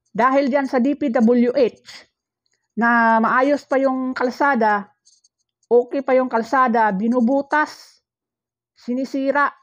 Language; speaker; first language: Filipino; non-native, local second language; Cebuano